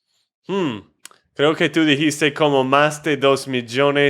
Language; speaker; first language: Spanish; non-native, fluent; English